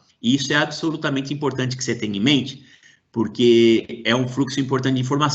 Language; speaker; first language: Portuguese; native; Portuguese